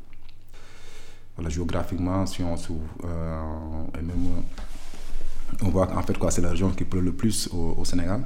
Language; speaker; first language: French; non-native, local second language; Wolof